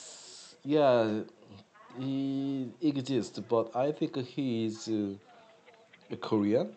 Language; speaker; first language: English; non-native, learner; Korean